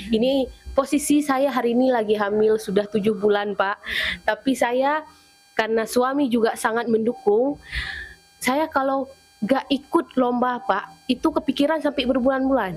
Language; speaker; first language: Indonesian; non-native, local second language; Achinese